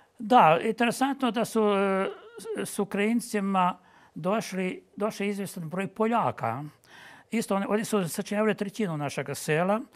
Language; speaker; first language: Bosnian; non-native, local second language; Ukrainian